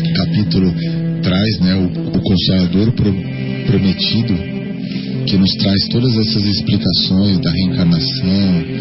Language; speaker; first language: Portuguese; native; Portuguese